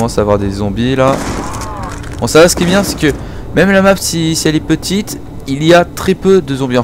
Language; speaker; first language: French; native; French